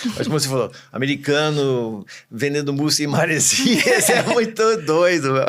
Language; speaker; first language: Portuguese; early bilingual, other home language; English